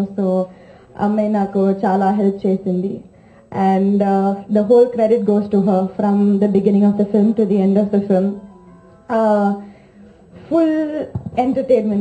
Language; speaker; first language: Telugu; non-native, fluent; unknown